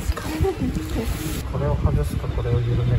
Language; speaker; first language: Japanese; native; Japanese